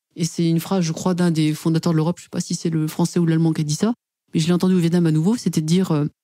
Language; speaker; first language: French; native; French